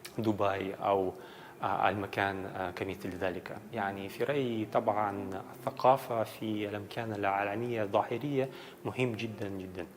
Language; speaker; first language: Arabic; non-native, learner; Dutch